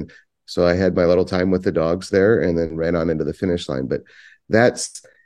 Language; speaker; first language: English; native; English